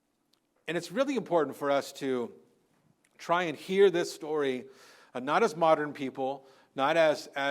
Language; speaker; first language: English; native; English